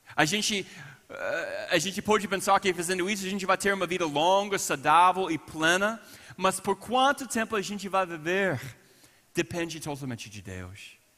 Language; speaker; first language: Portuguese; non-native, fluent; English